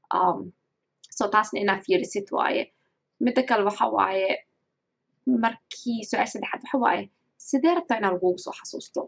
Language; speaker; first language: Somali; early bilingual, heritage; Somali